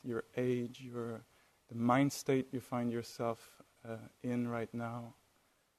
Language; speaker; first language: English; non-native, fluent; French